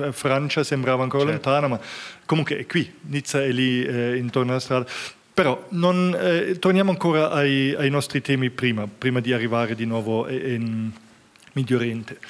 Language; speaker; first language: Italian; non-native, fluent; German